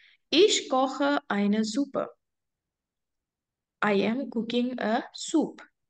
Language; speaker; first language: German; non-native, fluent; Hindi